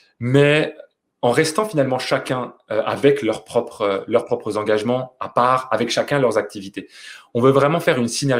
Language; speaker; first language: French; native; French